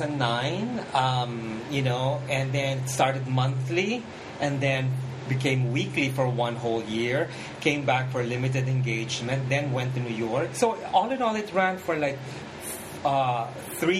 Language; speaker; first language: English; non-native, local second language; Filipino